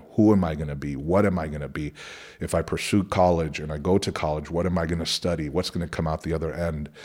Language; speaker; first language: English; early bilingual, other home language; Spanish